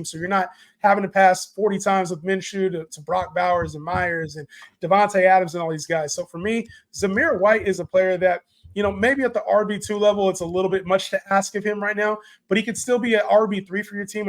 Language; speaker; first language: English; native; English